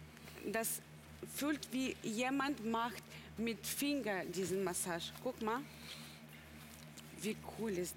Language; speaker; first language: German; non-native, learner; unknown